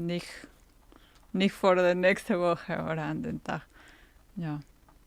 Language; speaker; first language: German; non-native, fluent; Spanish